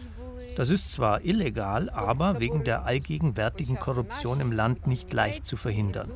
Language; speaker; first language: German; native; German